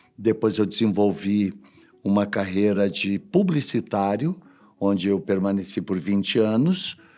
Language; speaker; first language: Portuguese; native; Portuguese